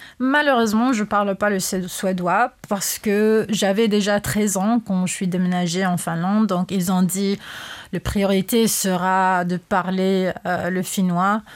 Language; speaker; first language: French; non-native, fluent; English